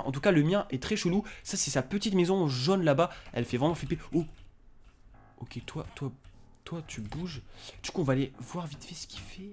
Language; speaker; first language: French; native; French